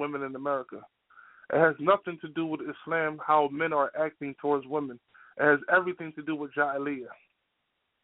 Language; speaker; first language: English; native; English